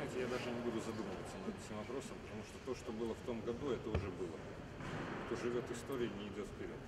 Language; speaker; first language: Russian; native; Russian